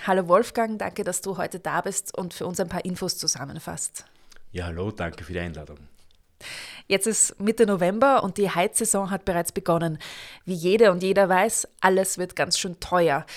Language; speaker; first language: German; native; German